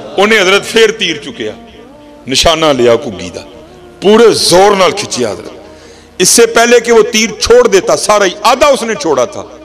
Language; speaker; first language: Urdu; non-native, local second language; Punjabi